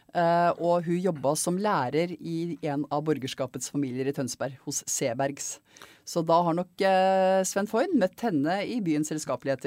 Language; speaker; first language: Norwegian; native; Norwegian